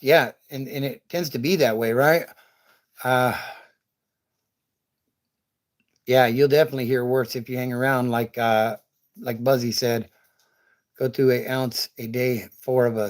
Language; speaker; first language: English; native; English